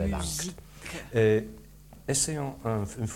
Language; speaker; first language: French; non-native, fluent; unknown